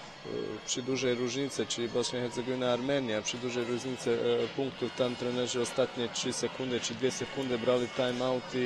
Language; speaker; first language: Polish; non-native, fluent; Bosnian